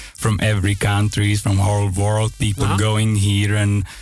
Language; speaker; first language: English; non-native, fluent; Czech